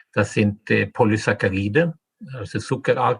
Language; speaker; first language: German; non-native, fluent; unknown